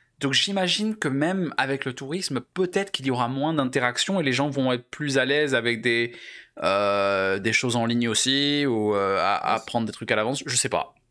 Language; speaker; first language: French; native; French